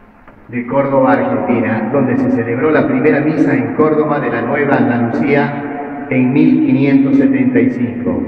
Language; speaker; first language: Spanish; native; Spanish